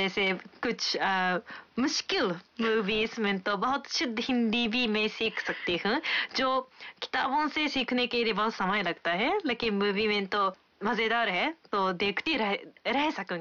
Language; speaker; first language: Hindi; non-native, fluent; Japanese